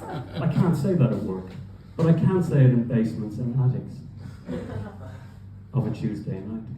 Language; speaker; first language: English; native; English